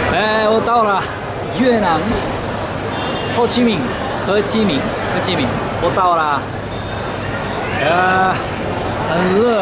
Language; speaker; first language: Chinese; non-native, learner; Japanese